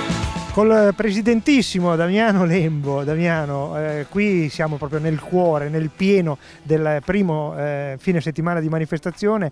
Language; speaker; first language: Italian; native; Italian